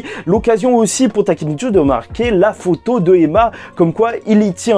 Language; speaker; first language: French; native; French